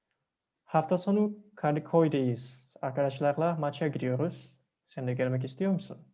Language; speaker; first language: Turkish; non-native, fluent; Indonesian